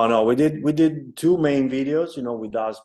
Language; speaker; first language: English; non-native, fluent; Italian